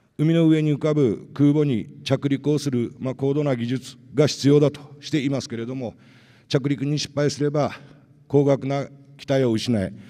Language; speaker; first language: Japanese; native; Japanese